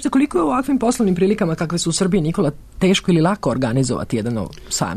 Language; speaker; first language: Serbian; native; Serbian